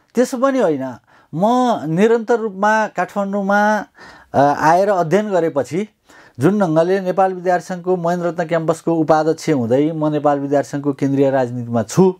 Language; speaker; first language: Nepali; native; Nepali